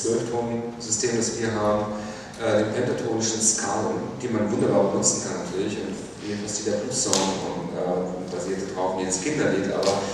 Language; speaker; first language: German; native; German